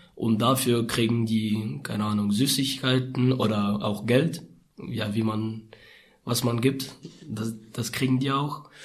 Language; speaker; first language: German; non-native, learner; Ukrainian